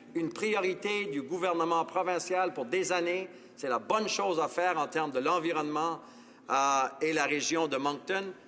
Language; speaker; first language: French; non-native, local second language; English